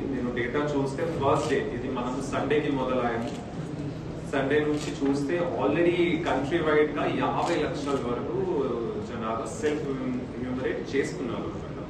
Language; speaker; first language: Telugu; non-native, fluent; Hindi